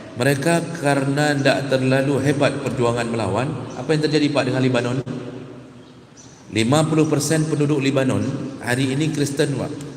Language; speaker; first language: Malay; non-native, local second language; Achinese